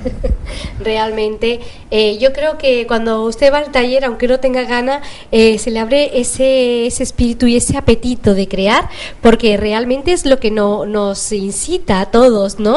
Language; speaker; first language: Spanish; native; Spanish